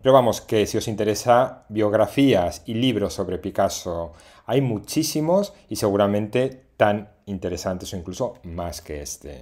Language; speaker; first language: Spanish; native; Spanish